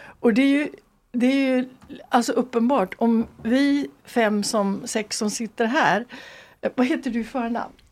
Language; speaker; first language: Swedish; native; Swedish